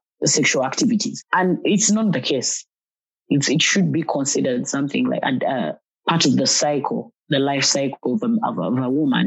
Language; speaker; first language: English; non-native, local second language; Ganda